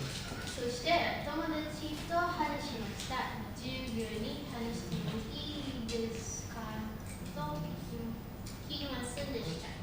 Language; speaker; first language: Japanese; non-native, learner; Indonesian